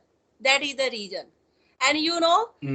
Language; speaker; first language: English; non-native, local second language; Hindi